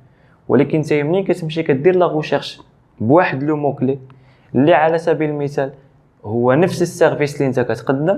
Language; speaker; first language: Arabic; native; Arabic